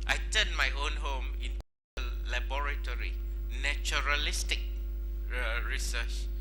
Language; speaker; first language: English; non-native, local second language; Malay